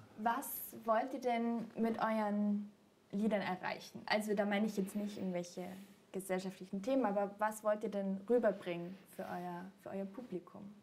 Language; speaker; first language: German; native; German